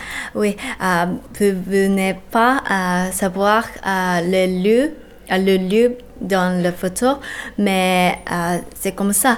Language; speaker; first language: French; non-native, learner; Japanese